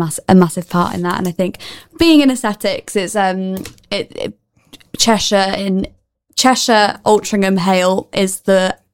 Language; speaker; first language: English; native; English